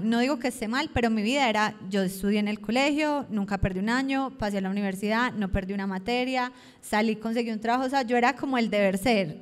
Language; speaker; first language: Spanish; native; Spanish